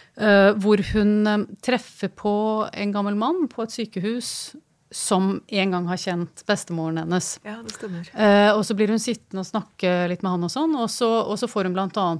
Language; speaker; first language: Norwegian; native; Norwegian